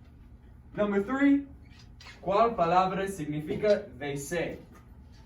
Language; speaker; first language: Spanish; non-native, fluent; English